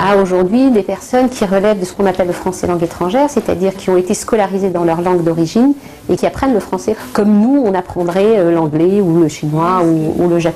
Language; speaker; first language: French; native; French